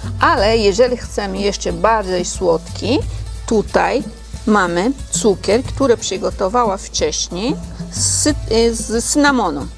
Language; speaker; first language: Polish; non-native, learner; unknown